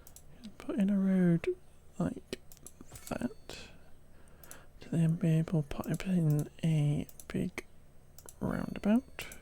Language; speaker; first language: English; native; English